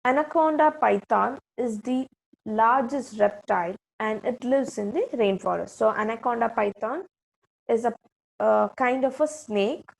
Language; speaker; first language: English; non-native, local second language; Kannada